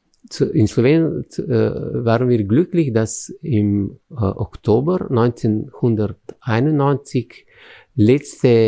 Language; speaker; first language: German; non-native, fluent; Slovenian